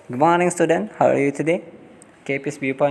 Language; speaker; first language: English; non-native, fluent; Indonesian